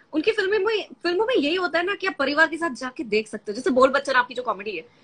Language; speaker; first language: Hindi; non-native, local second language; Gujarati